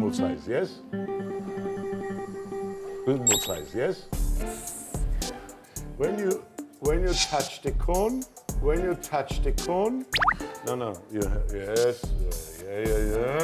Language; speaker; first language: English; non-native, learner; Italian